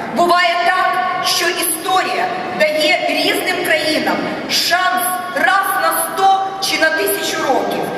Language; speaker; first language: Ukrainian; non-native, local second language; Russian